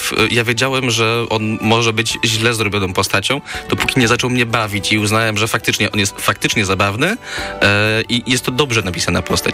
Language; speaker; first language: Polish; native; Polish